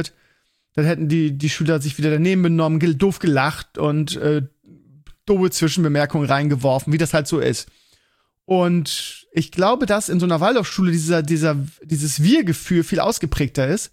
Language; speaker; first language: German; native; German